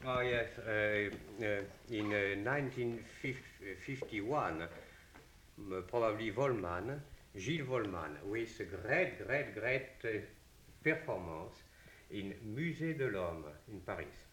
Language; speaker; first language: English; non-native, learner; French